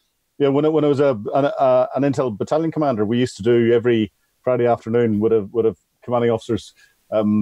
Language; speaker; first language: English; native; English